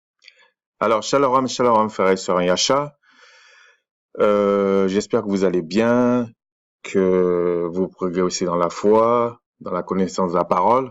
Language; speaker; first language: French; native; French